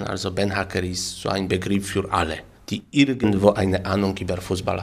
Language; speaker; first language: German; non-native, learner; Polish